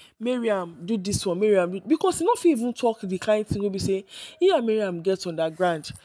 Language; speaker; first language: Nigerian Pidgin; non-native, local second language; Yoruba